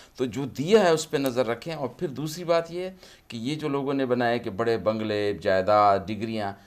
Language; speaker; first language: Urdu; non-native, local second language; Pashto